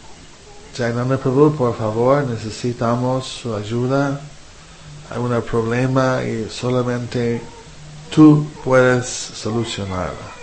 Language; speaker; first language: Spanish; non-native, fluent; English